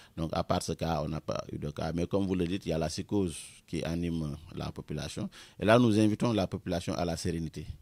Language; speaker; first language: French; non-native, local second language; Wolof